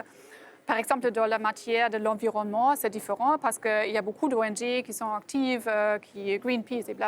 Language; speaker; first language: French; non-native, fluent; German